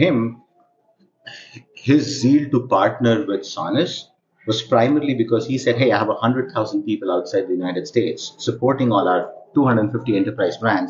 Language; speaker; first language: English; non-native, local second language; Kannada